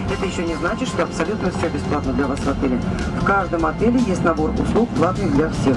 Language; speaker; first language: Russian; native; Russian